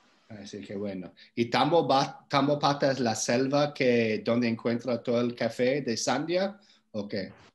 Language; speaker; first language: Spanish; non-native, fluent; English